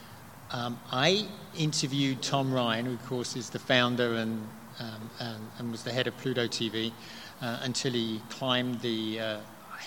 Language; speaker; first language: English; native; English